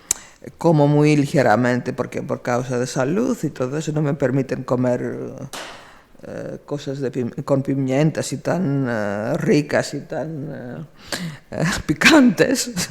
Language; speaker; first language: Spanish; non-native, fluent; Greek